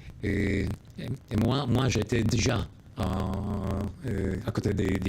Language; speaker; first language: French; non-native, learner; Hebrew